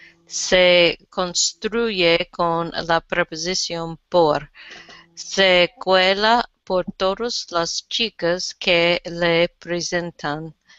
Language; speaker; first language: Spanish; non-native, learner; English